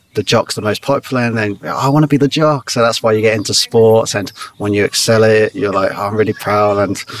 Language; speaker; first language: English; native; English